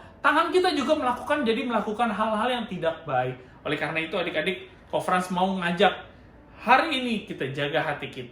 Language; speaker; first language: Indonesian; native; Indonesian